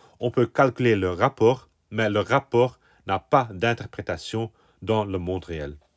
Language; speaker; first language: French; non-native, local second language; Dutch